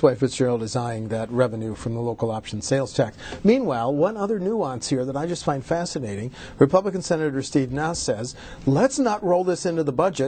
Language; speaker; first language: English; native; English